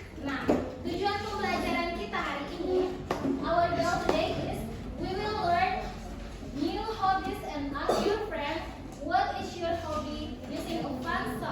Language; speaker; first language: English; non-native, fluent; Indonesian